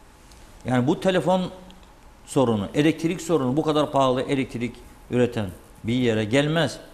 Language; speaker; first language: Turkish; native; Turkish